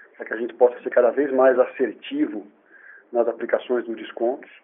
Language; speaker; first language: Portuguese; native; Portuguese